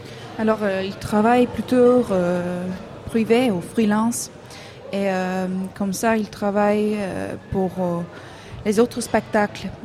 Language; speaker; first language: French; non-native, fluent; Hebrew